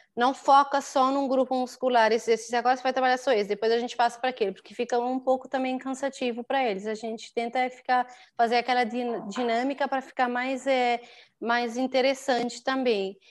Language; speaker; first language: Portuguese; non-native, local second language; Kabuverdianu